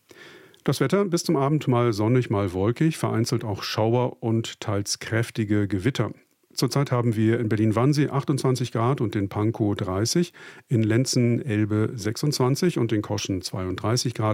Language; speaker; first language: German; native; German